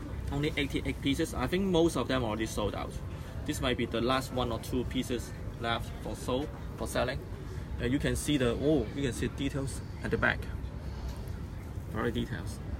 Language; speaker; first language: English; non-native, local second language; Cantonese